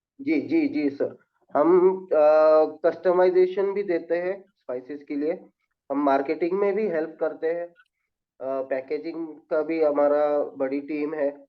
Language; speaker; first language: Hindi; non-native, local second language; Marathi